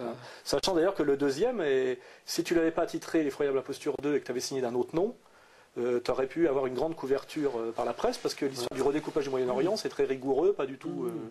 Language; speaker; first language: French; native; French